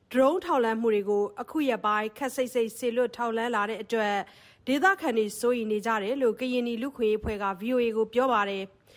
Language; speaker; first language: Burmese; native; Burmese